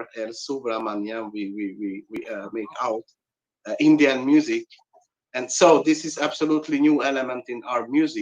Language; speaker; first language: English; non-native, learner; Hungarian